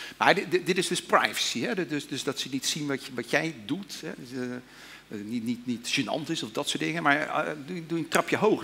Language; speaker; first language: Dutch; native; Dutch